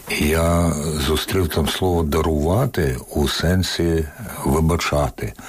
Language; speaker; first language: Ukrainian; non-native, local second language; Russian